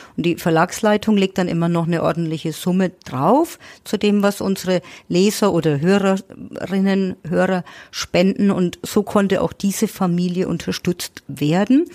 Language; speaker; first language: German; native; German